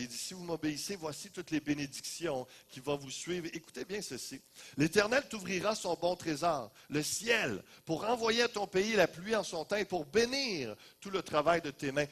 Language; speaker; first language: French; native; French